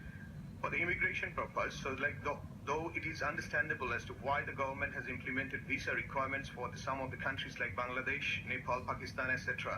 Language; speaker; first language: English; non-native, local second language; Bangla